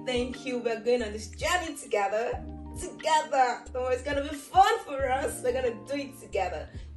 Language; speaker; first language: English; non-native, local second language; Yoruba